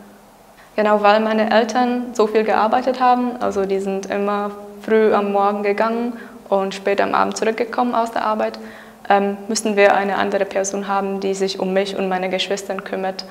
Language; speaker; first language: German; non-native, fluent; Czech